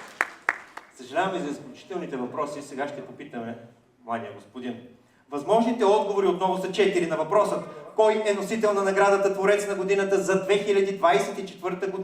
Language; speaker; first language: Bulgarian; native; Bulgarian